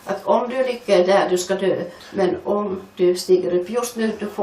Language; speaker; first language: Swedish; non-native, fluent; Finnish